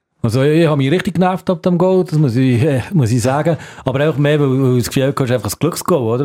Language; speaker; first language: German; native; German